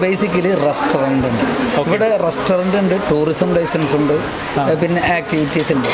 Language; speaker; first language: Malayalam; native; Malayalam